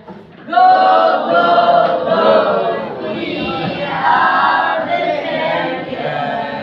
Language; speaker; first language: English; non-native, learner; Indonesian